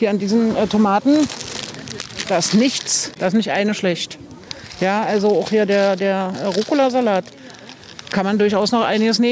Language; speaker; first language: German; native; German